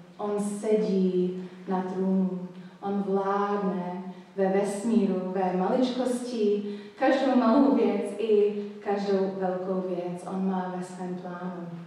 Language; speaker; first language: Czech; non-native, fluent; English